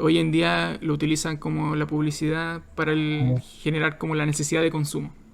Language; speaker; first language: Spanish; native; Spanish